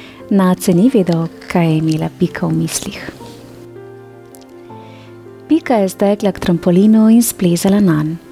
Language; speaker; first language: Slovenian; native; Slovenian